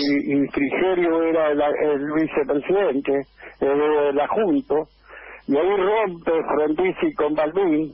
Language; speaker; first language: Spanish; native; Spanish